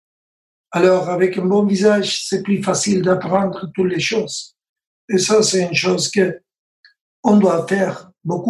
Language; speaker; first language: French; non-native, learner; Spanish